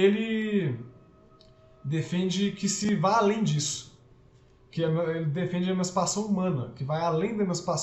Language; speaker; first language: Portuguese; native; Portuguese